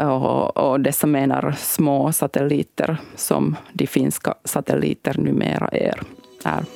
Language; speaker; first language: Swedish; non-native, local second language; Finnish